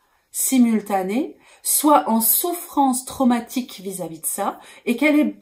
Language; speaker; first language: French; native; French